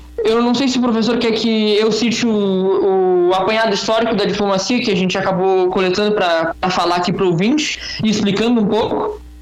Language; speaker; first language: Portuguese; native; Portuguese